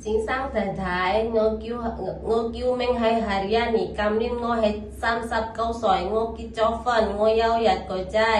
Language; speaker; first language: Cantonese; non-native, learner; Indonesian